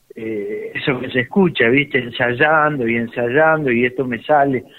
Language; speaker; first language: Spanish; native; Spanish